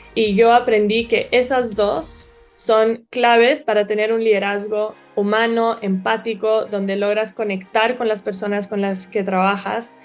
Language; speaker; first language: Spanish; early bilingual, other home language; Portuguese